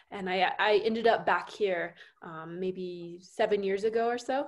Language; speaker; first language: English; native; English